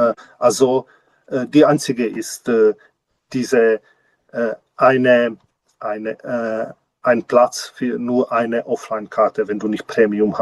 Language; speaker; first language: German; non-native, learner; Czech